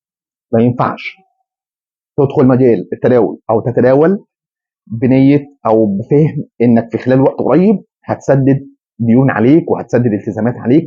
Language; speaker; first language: Arabic; native; Arabic